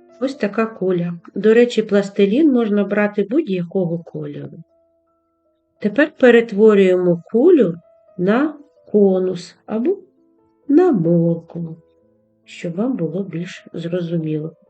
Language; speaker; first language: Ukrainian; native; Ukrainian